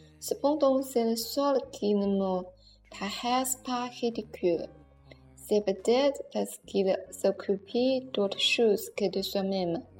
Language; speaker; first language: French; non-native, learner; Chinese